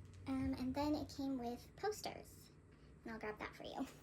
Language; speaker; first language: English; native; English